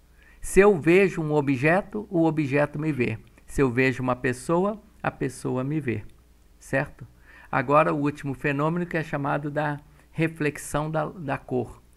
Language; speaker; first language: Portuguese; native; Portuguese